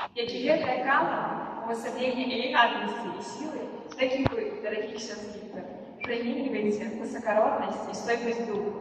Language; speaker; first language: Belarusian; native; Belarusian